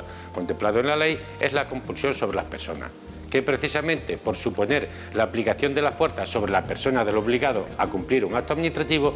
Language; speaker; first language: Spanish; native; Spanish